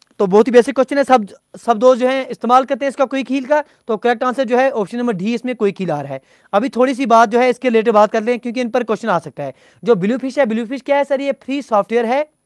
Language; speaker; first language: Hindi; non-native, local second language; Punjabi